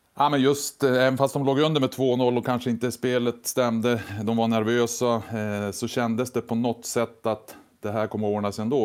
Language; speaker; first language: Swedish; native; Swedish